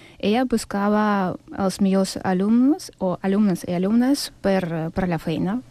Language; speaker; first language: Catalan; non-native, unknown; Russian